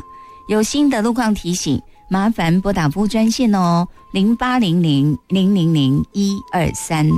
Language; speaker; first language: Chinese; native; Chinese